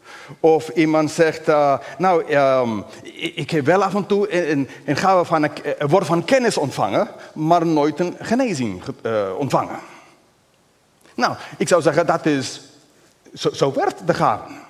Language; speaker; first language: Dutch; non-native, fluent; English